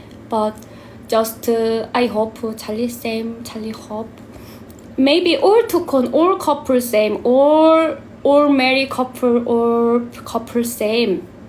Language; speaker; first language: English; non-native, learner; Korean